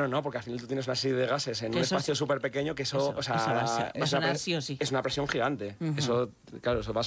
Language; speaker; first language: Spanish; native; Spanish